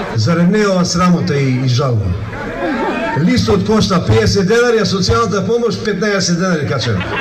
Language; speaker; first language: Macedonian; non-native, local second language; Romany